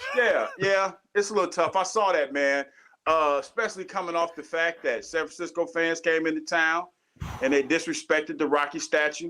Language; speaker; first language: English; native; English